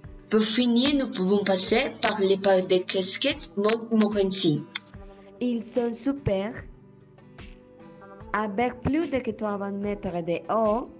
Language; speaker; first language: French; non-native, learner; Spanish